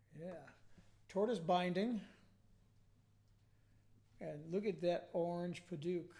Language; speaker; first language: English; native; English